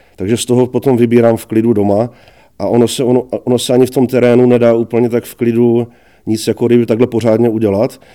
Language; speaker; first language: Czech; native; Czech